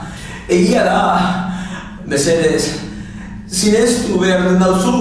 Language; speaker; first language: Basque; non-native, learner; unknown